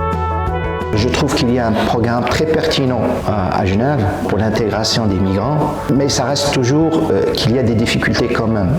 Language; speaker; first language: French; non-native, local second language; Arabic